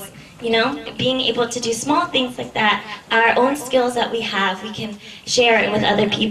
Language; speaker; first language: English; early bilingual, other home language; Vietnamese